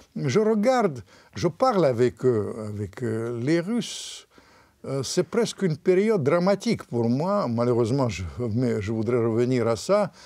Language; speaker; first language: French; non-native, fluent; Russian